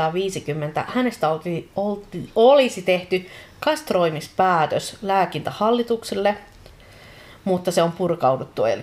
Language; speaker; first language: Finnish; native; Finnish